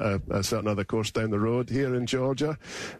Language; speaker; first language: English; native; English